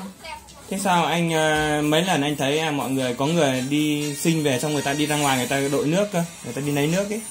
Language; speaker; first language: Vietnamese; native; Vietnamese